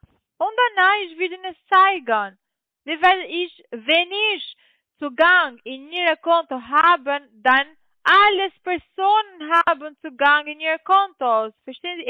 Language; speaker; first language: German; non-native, learner; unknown